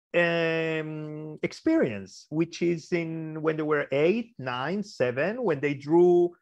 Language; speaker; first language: English; early bilingual, other home language; Spanish